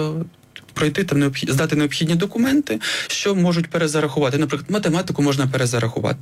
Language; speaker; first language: Ukrainian; native; Ukrainian